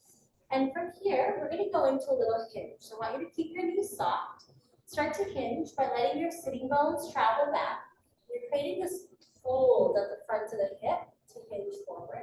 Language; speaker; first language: English; native; English